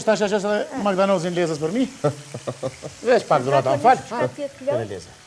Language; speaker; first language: Albanian; native; Albanian